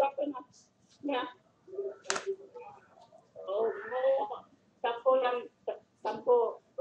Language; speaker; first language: Cantonese; non-native, learner; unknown